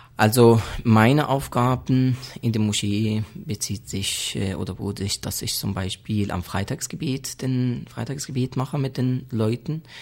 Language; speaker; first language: German; non-native, fluent; Arabic